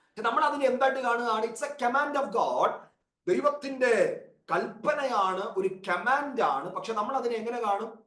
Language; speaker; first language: Malayalam; early bilingual, heritage; Malayalam